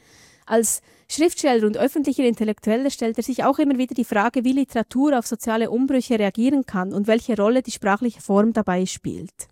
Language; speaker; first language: German; native; German